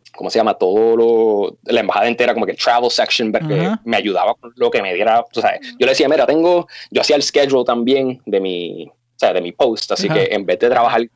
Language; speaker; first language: Spanish; native; Spanish